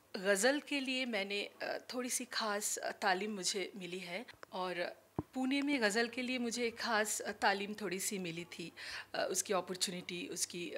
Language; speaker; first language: Hindi; non-native, local second language; Bangla